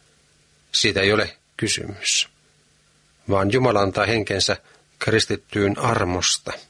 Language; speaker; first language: Finnish; native; Finnish